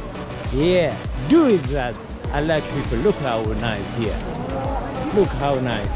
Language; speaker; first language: English; non-native, learner; Amharic